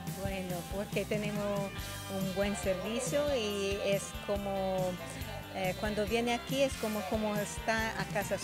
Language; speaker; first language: Spanish; non-native, learner; Italian